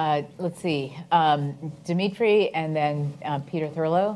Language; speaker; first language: English; native; English